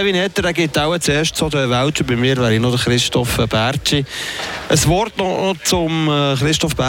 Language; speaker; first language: German; native; German